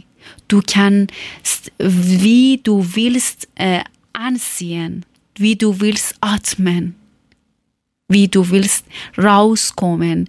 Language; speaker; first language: German; non-native, learner; Persian